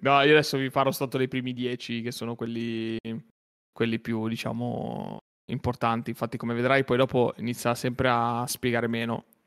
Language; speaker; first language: Italian; native; Italian